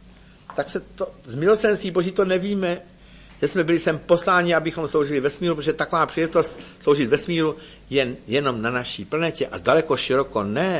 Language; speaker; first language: Czech; native; Czech